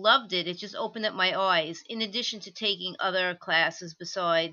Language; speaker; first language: English; native; English